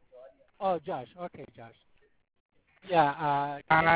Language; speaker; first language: English; non-native, fluent; Arabic